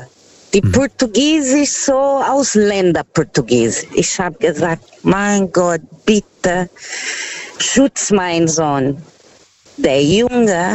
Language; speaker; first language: German; non-native, learner; Portuguese